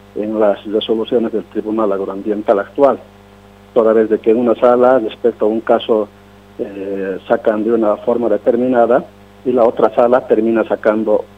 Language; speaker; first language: Spanish; non-native, local second language; Quechua